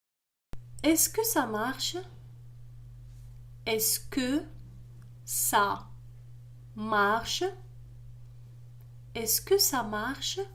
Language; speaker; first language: French; non-native, local second language; Arabic